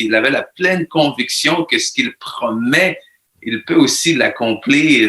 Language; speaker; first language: French; native; French